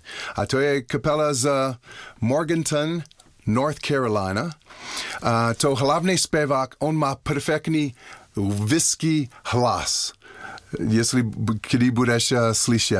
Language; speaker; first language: Czech; non-native, learner; English